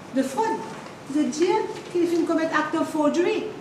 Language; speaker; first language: French; non-native, local second language; Morisyen